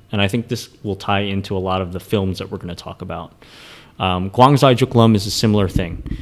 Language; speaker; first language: English; native; English